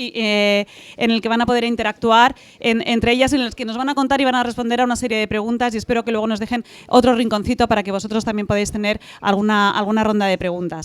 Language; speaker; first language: Spanish; native; Spanish